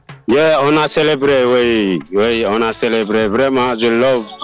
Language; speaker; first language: French; non-native, local second language; Wolof